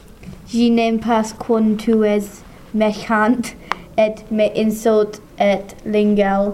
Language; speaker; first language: French; non-native, learner; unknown